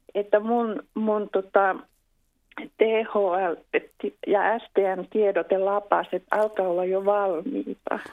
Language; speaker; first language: Finnish; native; Finnish